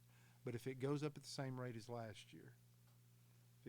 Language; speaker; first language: English; native; English